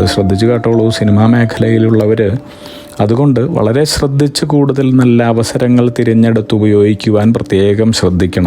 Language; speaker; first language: Malayalam; native; Malayalam